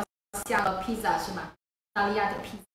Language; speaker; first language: Chinese; non-native, fluent; Vietnamese